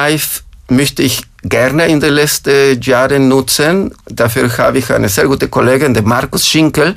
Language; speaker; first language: German; non-native, fluent; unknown